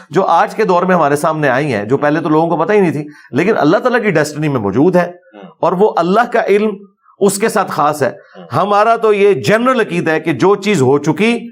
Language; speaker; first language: Urdu; native; Urdu